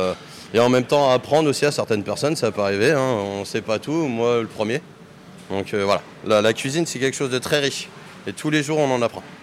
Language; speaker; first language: French; native; French